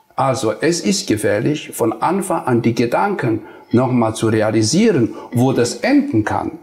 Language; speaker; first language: German; non-native, fluent; Nepali